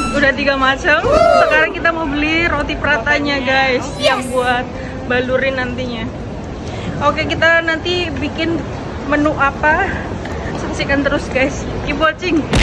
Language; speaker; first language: Indonesian; non-native, local second language; Javanese